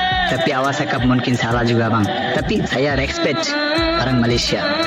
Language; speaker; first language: Malay; non-native, learner; Bangla